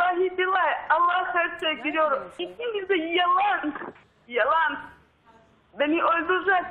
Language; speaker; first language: Turkish; non-native, learner; Russian